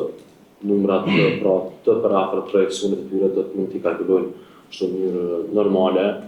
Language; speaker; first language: Albanian; native; Albanian